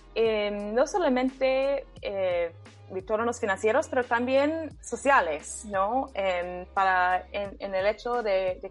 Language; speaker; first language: Spanish; non-native, fluent; English